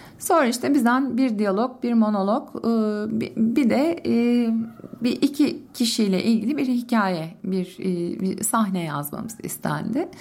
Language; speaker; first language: Turkish; native; Turkish